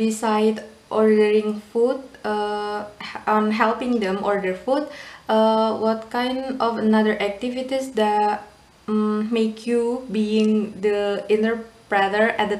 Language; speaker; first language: English; non-native, learner; Indonesian